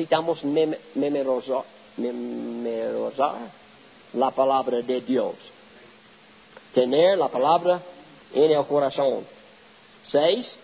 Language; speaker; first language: Spanish; non-native, learner; English